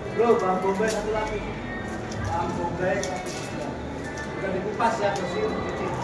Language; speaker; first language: Indonesian; native; Indonesian